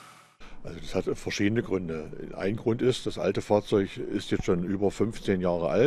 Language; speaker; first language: German; native; German